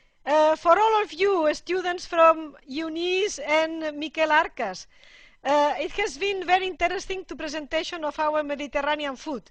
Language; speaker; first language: English; non-native, fluent; Catalan